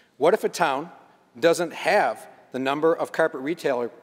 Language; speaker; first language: English; native; English